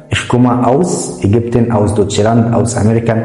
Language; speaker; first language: German; non-native, fluent; Arabic